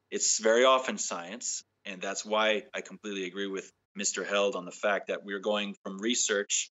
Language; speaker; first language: English; native; English